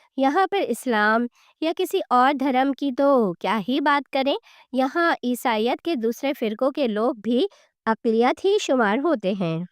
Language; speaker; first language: Urdu; native; Urdu